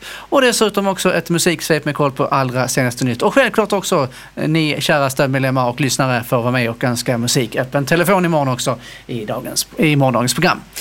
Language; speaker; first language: Swedish; native; Swedish